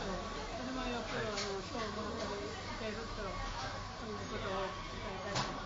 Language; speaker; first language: Japanese; non-native, fluent; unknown